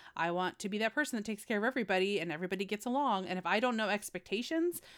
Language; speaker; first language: English; early bilingual, other home language; Spanish